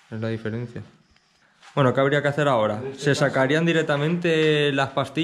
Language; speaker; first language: Spanish; native; Spanish